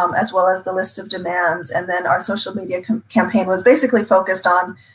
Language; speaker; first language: English; native; English